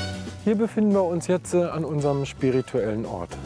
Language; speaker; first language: German; native; German